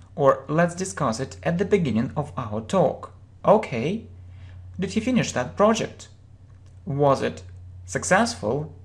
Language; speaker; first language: English; non-native, fluent; Russian